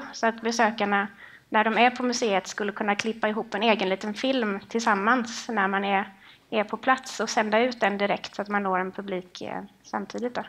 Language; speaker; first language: Swedish; native; Swedish